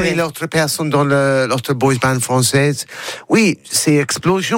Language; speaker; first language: French; non-native, learner; English